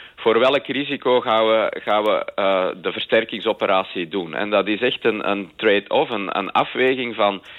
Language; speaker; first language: Dutch; native; Dutch